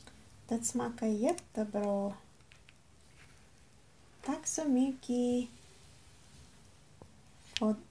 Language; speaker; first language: Swedish; non-native, learner; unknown